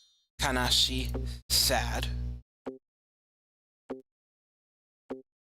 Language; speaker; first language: Japanese; non-native, learner; English